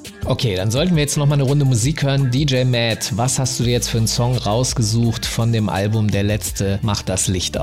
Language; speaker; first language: German; native; German